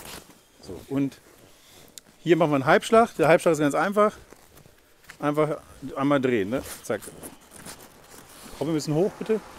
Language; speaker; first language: German; native; German